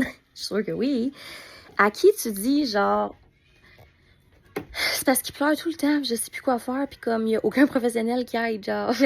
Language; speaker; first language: French; native; French